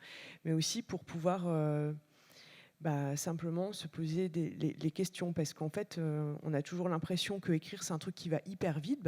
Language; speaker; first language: French; native; French